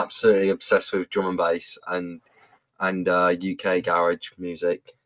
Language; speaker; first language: English; native; English